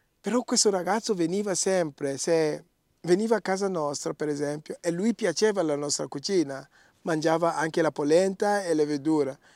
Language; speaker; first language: Italian; non-native, fluent; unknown